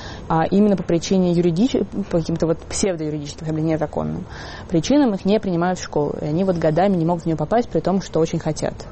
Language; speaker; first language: Russian; native; Russian